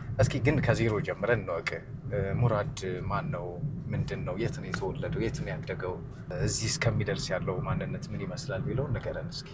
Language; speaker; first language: Amharic; native; Amharic